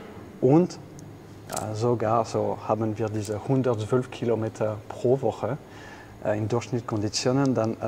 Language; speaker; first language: German; non-native, fluent; French